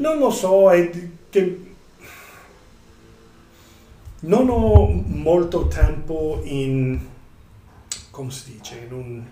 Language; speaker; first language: Italian; non-native, learner; English